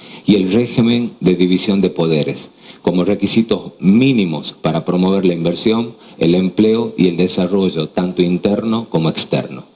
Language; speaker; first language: Spanish; native; Spanish